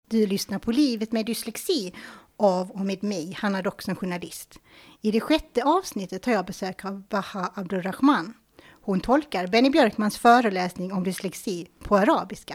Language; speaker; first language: Swedish; native; Swedish